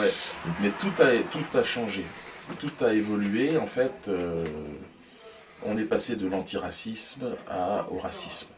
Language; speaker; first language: French; native; French